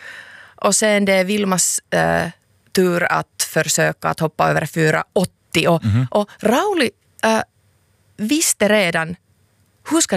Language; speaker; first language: Swedish; non-native, local second language; Finnish